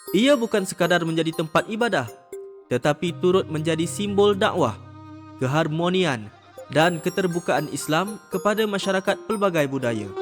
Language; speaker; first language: Malay; native; Malay